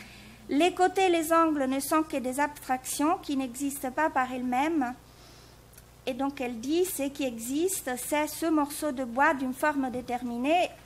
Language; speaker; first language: French; native; French